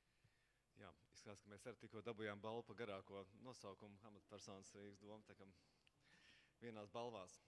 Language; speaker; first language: Latvian; native; Latvian